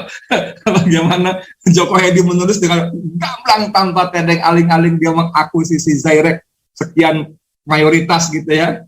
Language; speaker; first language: Indonesian; native; Indonesian